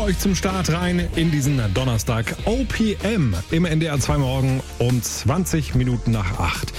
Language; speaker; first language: German; native; German